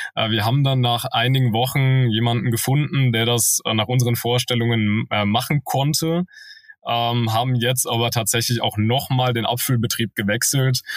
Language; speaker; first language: German; native; German